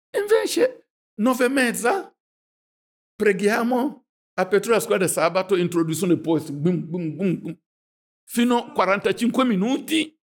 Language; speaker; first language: Italian; non-native, fluent; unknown